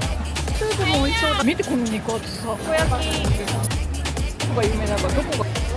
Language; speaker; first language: Japanese; native; Japanese